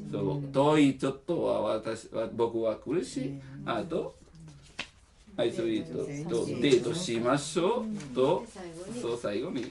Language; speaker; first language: Japanese; non-native, learner; Italian